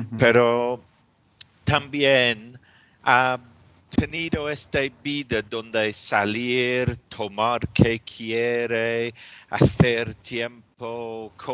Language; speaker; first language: Spanish; non-native, learner; English